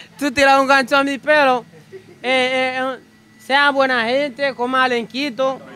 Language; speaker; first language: Spanish; non-native, learner; Haitian Creole